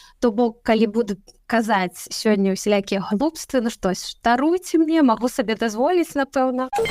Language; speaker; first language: Belarusian; non-native, local second language; Russian